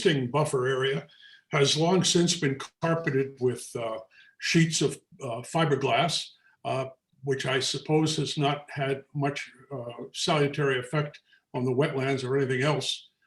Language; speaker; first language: English; native; English